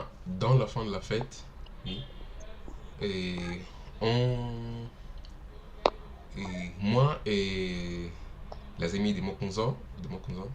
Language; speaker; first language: French; non-native, learner; Portuguese